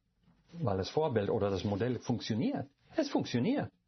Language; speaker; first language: German; non-native, fluent; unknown